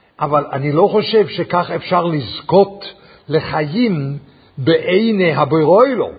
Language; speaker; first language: Hebrew; non-native, fluent; English